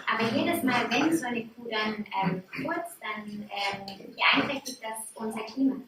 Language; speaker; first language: German; native; German